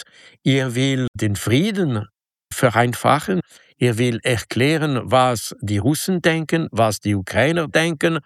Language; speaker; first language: German; non-native, local second language; French